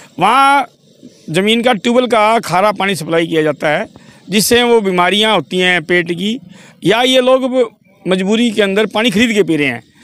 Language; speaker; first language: Hindi; native; Hindi